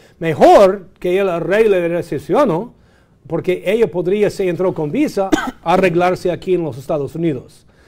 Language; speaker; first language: Spanish; non-native, fluent; English